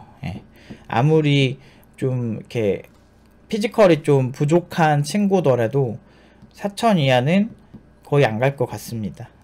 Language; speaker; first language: Korean; native; Korean